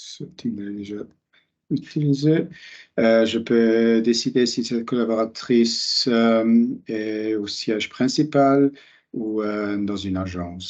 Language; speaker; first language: French; non-native, local second language; German